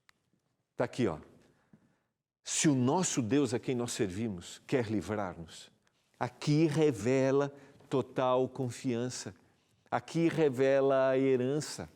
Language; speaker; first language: Portuguese; native; Portuguese